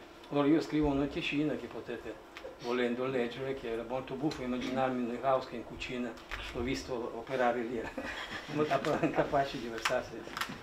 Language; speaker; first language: Italian; non-native, fluent; Russian